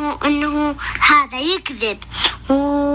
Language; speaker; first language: Arabic; native; Arabic